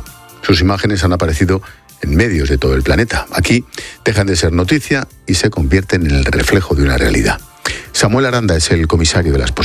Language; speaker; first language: Spanish; native; Spanish